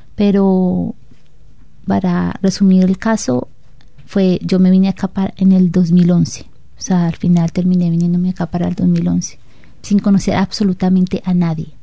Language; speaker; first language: Spanish; native; Spanish